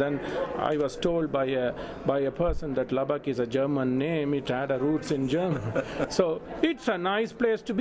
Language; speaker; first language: English; non-native, local second language; Tamil